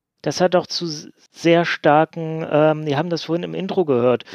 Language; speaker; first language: German; native; German